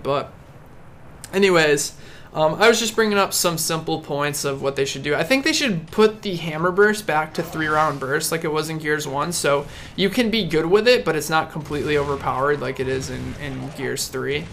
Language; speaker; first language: English; native; English